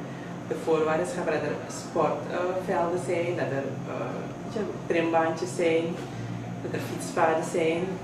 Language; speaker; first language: Dutch; native; Dutch